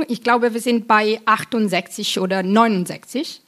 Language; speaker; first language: German; non-native, fluent; Italian